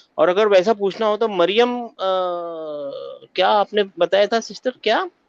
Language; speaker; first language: Hindi; native; Hindi